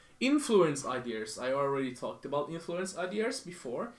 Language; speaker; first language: English; non-native, fluent; German